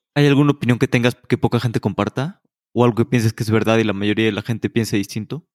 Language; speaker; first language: Spanish; native; Spanish